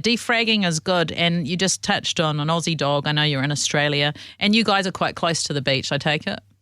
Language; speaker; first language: English; native; English